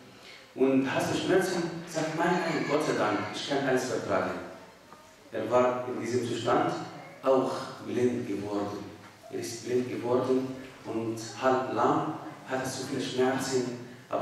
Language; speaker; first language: German; non-native, fluent; Arabic